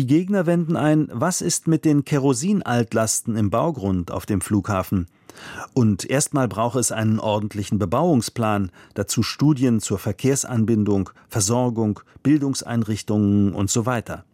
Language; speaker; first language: German; native; German